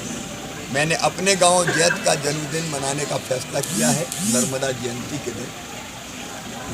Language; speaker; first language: Hindi; native; Hindi